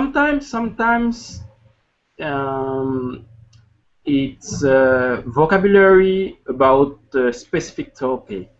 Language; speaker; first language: English; non-native, learner; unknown